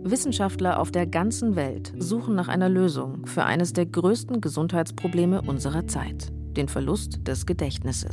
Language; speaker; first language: German; native; German